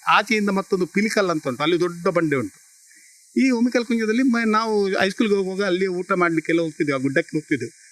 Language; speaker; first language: Kannada; non-native, local second language; Tulu